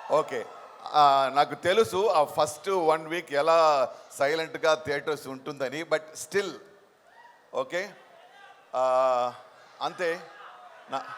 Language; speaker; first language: Telugu; non-native, local second language; Tamil